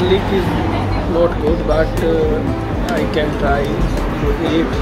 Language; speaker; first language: English; non-native, learner; Hindi